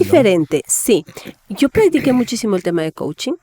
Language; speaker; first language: Spanish; native; Spanish